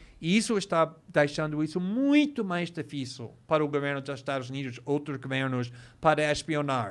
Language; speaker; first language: Portuguese; non-native, fluent; English